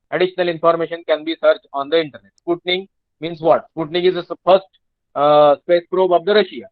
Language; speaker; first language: English; non-native, local second language; Marathi